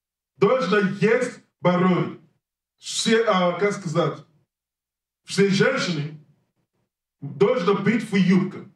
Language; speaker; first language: Russian; non-native, learner; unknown